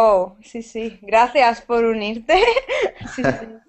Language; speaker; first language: Spanish; native; Spanish